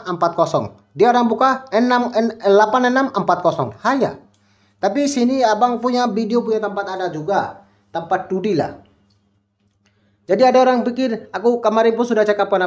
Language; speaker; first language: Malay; non-native, local second language; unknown